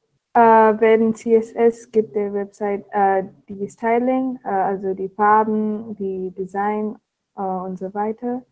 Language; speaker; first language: German; non-native, learner; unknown